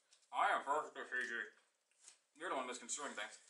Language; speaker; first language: English; native; English